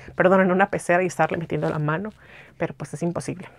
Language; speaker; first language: Spanish; native; Spanish